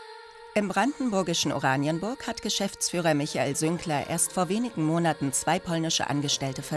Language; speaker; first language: German; native; German